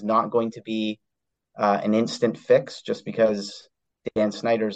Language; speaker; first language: English; native; English